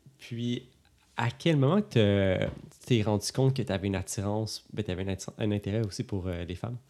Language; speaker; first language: French; native; French